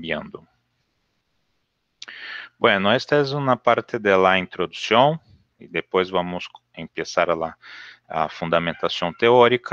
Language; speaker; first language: Spanish; non-native, learner; Portuguese